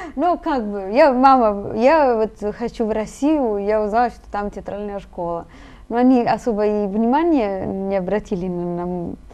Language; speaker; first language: Russian; non-native, fluent; Italian